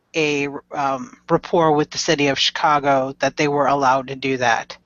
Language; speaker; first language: English; native; English